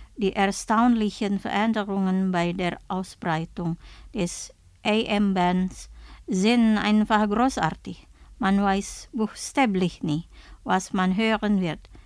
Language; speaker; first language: German; non-native, fluent; Indonesian